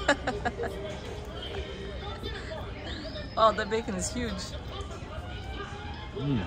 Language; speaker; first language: English; non-native, fluent; Portuguese